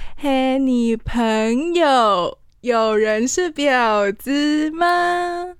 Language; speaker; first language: Chinese; non-native, local second language; Cantonese